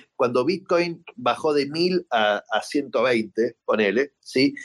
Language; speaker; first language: Spanish; native; Spanish